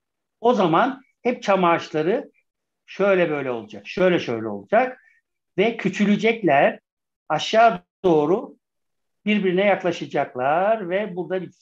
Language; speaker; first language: Turkish; native; Turkish